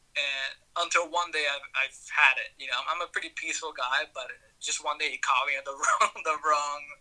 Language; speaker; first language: English; early bilingual, other home language; Spanish